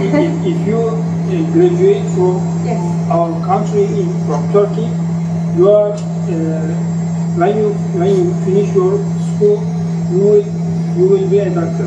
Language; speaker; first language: English; non-native, learner; Turkish